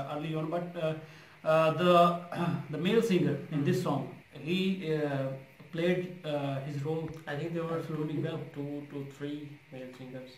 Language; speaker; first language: English; non-native, local second language; Urdu